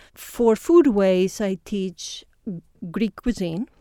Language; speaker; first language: English; non-native, fluent; Greek